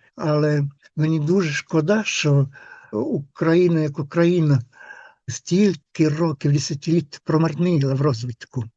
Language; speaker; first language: Ukrainian; non-native, fluent; Finnish